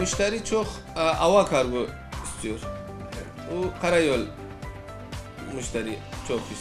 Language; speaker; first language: Turkish; non-native, learner; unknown